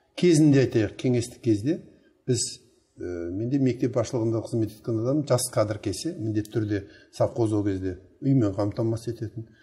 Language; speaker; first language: Kazakh; native; Kazakh